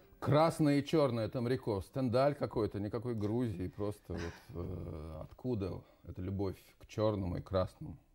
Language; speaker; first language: Russian; native; Russian